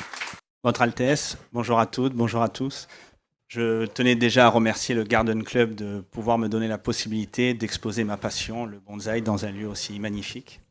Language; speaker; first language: French; native; French